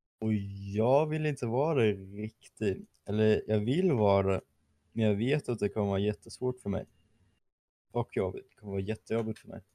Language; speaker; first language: Swedish; non-native, fluent; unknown